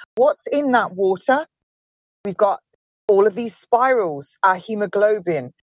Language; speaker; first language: English; native; English